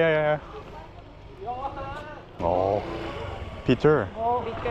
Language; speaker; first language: English; non-native, learner; Korean